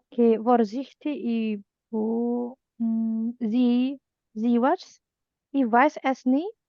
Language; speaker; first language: German; non-native, fluent; Indonesian